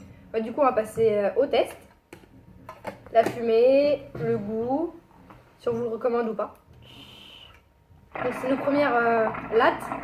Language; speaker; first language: French; native; French